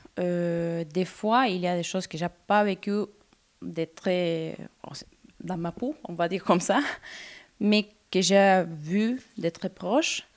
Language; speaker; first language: French; non-native, fluent; Spanish